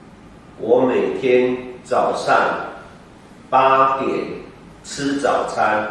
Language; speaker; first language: Chinese; non-native, learner; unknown